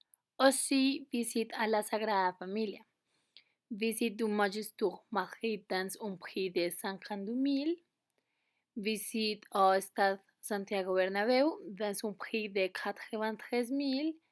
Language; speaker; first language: French; non-native, learner; Spanish